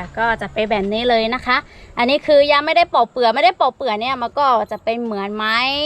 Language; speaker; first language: Thai; non-native, local second language; Lahu